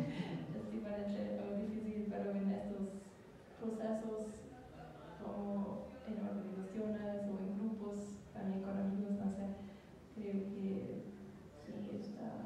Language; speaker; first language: Spanish; non-native, learner; German